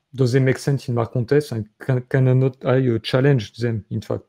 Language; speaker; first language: English; non-native, fluent; French